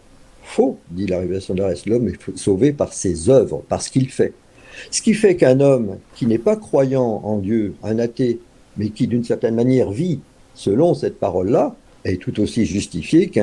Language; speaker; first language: French; native; French